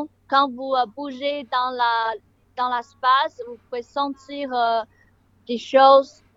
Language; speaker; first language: French; non-native, learner; Chinese